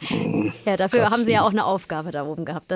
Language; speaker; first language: German; native; German